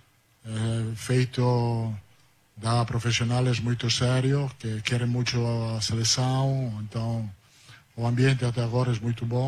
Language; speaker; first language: Portuguese; non-native, learner; Italian